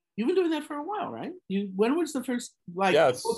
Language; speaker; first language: English; native; English